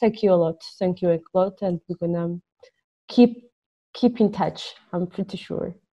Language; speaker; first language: English; non-native, fluent; Georgian